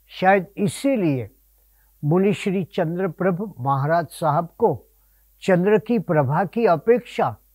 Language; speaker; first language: Hindi; non-native, local second language; Gujarati